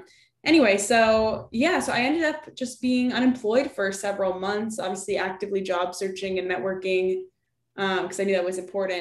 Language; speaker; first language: English; native; English